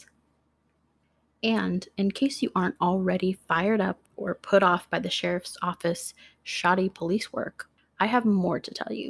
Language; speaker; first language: English; native; English